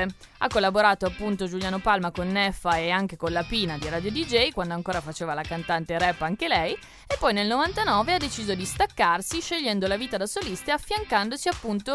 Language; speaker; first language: Italian; native; Italian